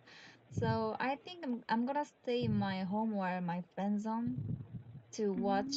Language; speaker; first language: English; non-native, learner; Korean